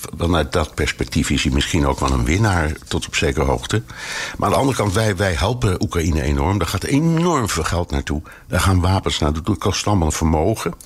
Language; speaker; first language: Dutch; native; Dutch